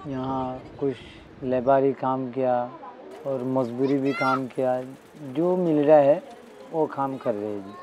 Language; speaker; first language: Hindi; non-native, learner; Rohingya